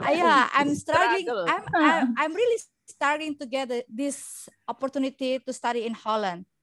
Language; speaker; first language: English; non-native, learner; Indonesian